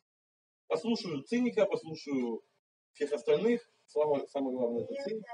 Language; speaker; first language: Russian; native; Russian